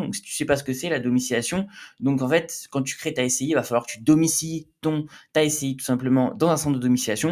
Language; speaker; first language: French; native; French